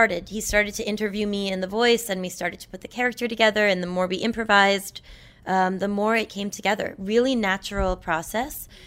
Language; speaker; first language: English; native; English